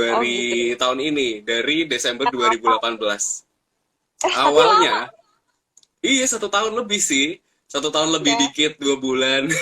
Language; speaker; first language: Indonesian; native; Indonesian